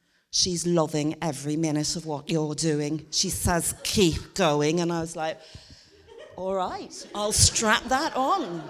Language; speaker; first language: English; native; English